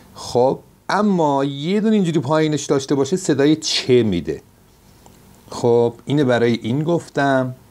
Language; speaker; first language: Persian; non-native, local second language; Azerbaijani